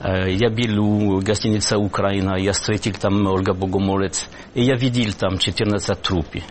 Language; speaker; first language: Ukrainian; non-native, learner; French